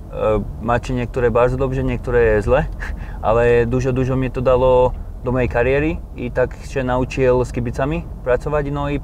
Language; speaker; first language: Polish; non-native, learner; Slovak